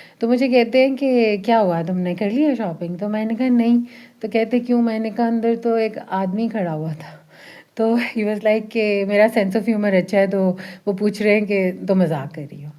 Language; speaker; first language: Urdu; early bilingual, heritage; Urdu